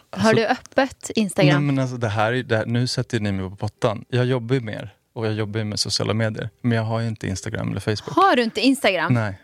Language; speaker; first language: Swedish; native; Swedish